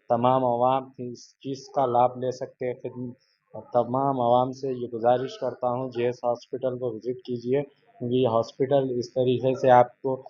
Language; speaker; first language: Hindi; non-native, local second language; Urdu